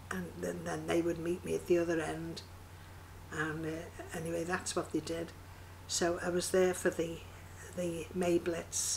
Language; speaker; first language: English; native; English